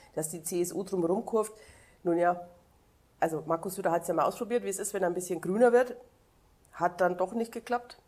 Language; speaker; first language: German; native; German